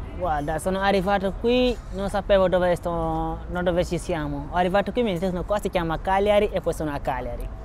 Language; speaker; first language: Italian; non-native, learner; Wolof